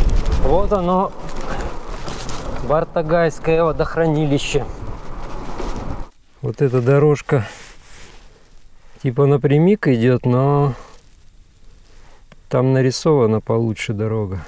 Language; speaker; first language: Russian; native; Russian